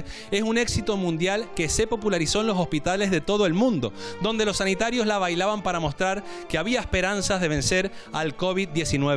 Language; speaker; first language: Spanish; native; Spanish